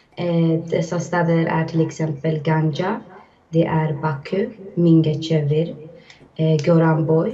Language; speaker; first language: Swedish; early bilingual, other home language; Azerbaijani